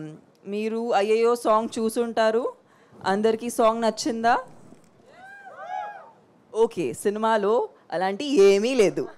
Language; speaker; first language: Telugu; non-native, fluent; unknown